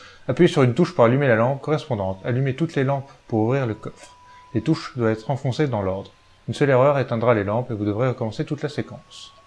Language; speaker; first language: French; native; French